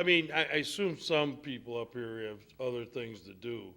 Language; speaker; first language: English; native; English